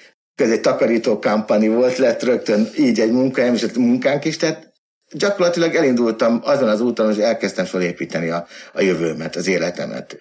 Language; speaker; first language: Hungarian; native; Hungarian